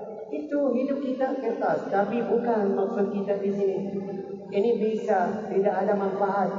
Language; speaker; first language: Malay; non-native, learner; Arabic